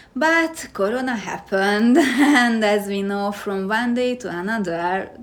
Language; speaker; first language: English; non-native, fluent; Hungarian